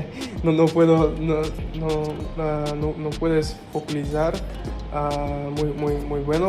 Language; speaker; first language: Spanish; non-native, learner; English